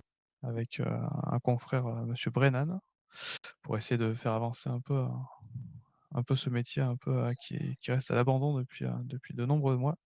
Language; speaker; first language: French; native; French